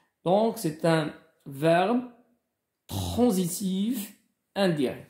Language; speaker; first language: French; non-native, local second language; Arabic